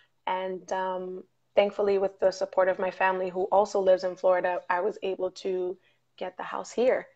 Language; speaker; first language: English; early bilingual, other home language; Spanish